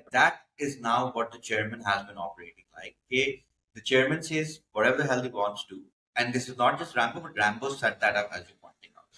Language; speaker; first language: English; non-native, local second language; Hindi